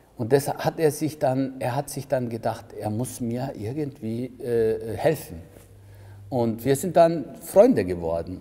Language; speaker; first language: German; early bilingual, other home language; Turkish